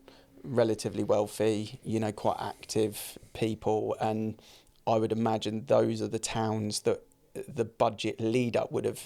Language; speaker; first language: English; native; English